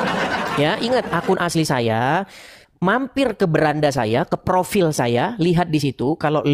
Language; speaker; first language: Indonesian; native; Indonesian